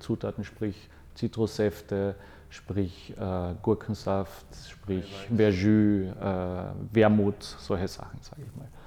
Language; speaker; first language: German; native; German